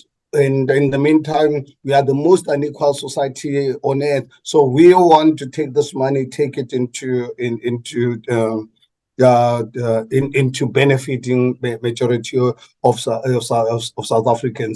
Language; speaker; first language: English; non-native, local second language; Northern Sotho